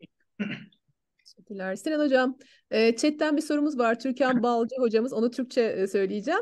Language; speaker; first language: Turkish; native; Turkish